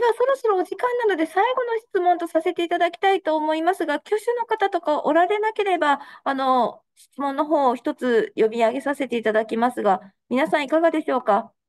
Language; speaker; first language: Japanese; native; Japanese